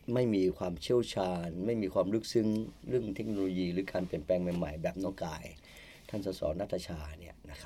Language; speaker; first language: Thai; native; Thai